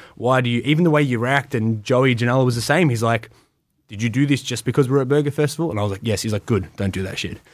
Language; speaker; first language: English; native; English